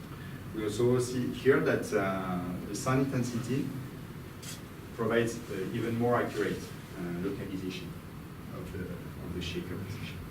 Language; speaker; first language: English; non-native, fluent; French